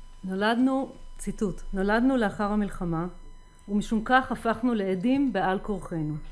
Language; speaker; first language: Hebrew; native; Hebrew